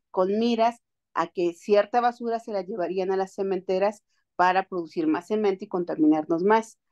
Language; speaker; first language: Spanish; native; Spanish